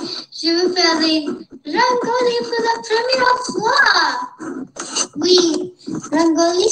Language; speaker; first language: French; non-native, learner; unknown